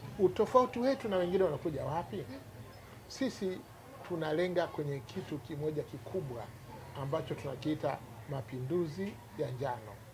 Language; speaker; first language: Swahili; native; Swahili